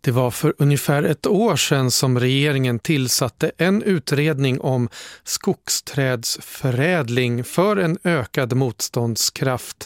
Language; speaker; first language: Swedish; native; Swedish